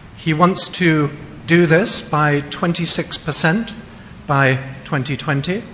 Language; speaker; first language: English; native; English